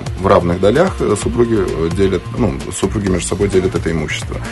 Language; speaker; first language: Russian; native; Russian